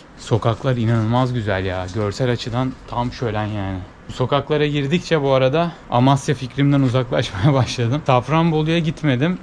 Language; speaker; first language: Turkish; native; Turkish